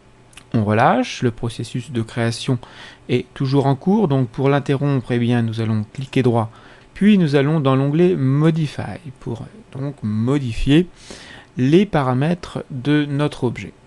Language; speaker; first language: French; native; French